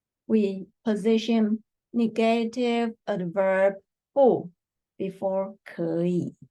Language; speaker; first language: English; non-native, fluent; Chinese